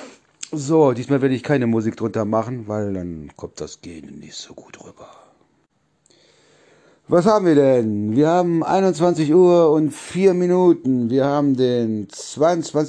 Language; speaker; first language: German; native; German